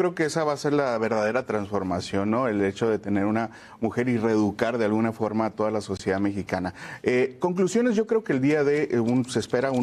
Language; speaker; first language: Spanish; native; Spanish